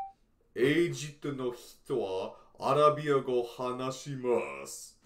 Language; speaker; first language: Japanese; non-native, learner; English